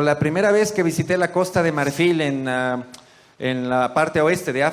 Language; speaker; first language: Spanish; native; Spanish